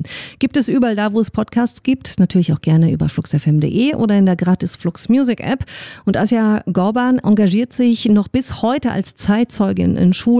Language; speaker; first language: German; native; German